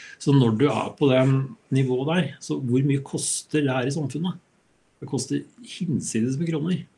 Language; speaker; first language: Norwegian; native; Norwegian